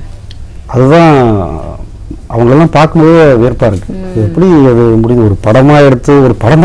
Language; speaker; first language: Tamil; native; Tamil